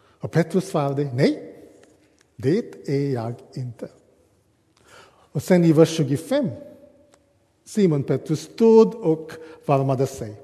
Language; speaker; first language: Swedish; non-native, learner; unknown